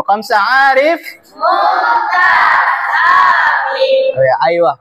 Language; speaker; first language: Arabic; non-native, learner; Malay